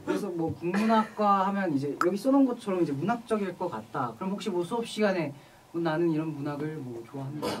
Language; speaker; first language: Korean; native; Korean